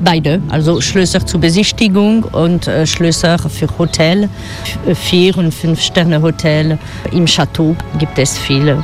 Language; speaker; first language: German; non-native, learner; French